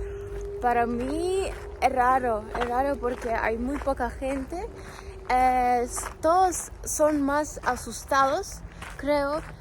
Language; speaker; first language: Spanish; non-native, fluent; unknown